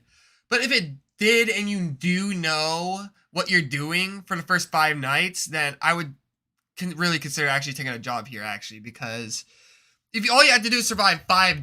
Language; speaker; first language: English; native; English